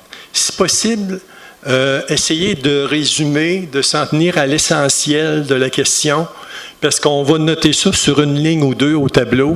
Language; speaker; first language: French; native; French